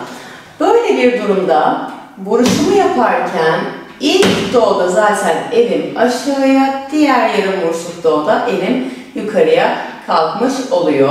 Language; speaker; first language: Turkish; native; Turkish